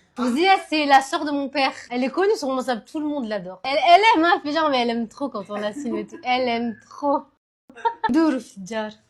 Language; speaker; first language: French; early bilingual, other home language; Arabic